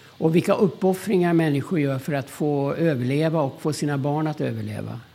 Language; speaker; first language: Swedish; early bilingual, other home language; German